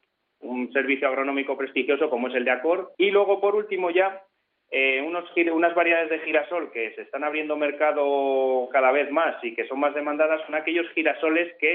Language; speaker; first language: Spanish; native; Spanish